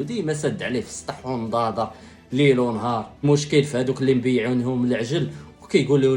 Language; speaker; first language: Arabic; native; Arabic